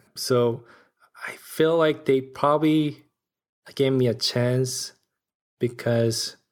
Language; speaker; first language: English; non-native, fluent; Korean